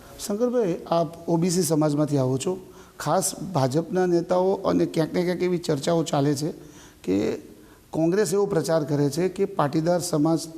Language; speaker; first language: Gujarati; native; Gujarati